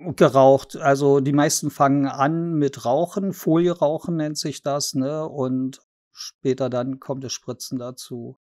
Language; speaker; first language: German; native; German